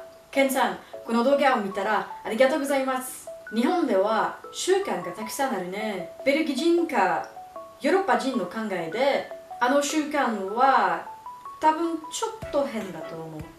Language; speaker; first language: Japanese; non-native, learner; French